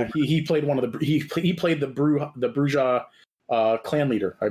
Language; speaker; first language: English; native; English